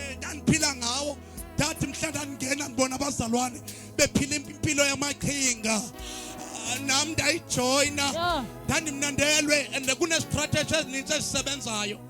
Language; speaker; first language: Zulu; non-native, local second language; Xhosa